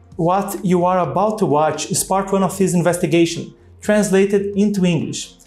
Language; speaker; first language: English; non-native, fluent; Portuguese